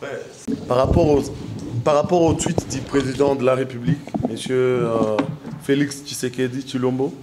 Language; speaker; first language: French; non-native, local second language; Swahili